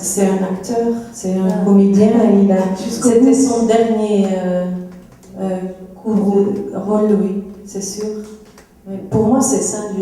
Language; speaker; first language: French; non-native, local second language; Dutch